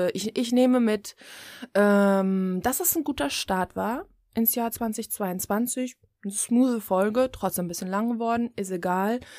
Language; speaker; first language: German; native; German